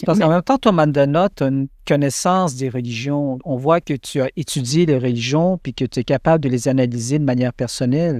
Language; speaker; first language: French; native; French